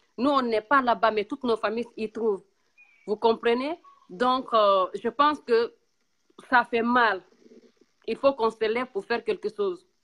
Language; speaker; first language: French; non-native, local second language; Fula